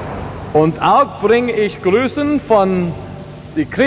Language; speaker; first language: German; non-native, learner; English